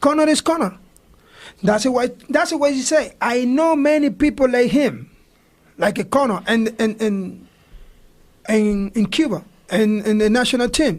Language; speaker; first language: English; non-native, learner; Spanish